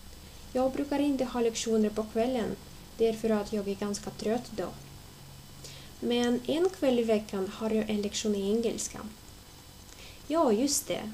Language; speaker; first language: Swedish; non-native, fluent; Russian